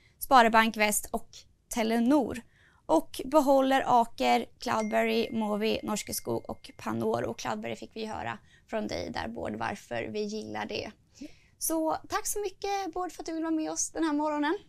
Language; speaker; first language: Swedish; native; Swedish